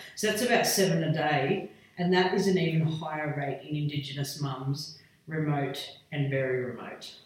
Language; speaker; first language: English; native; English